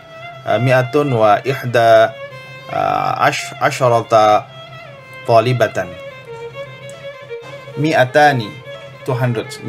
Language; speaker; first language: Arabic; non-native, fluent; Indonesian